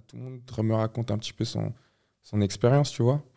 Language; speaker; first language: French; native; French